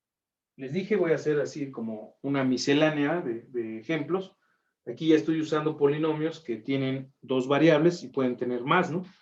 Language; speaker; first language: Spanish; native; Spanish